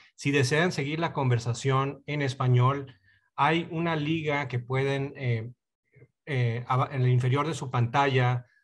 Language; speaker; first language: Spanish; native; Spanish